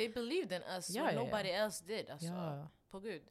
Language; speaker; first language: Swedish; non-native, local second language; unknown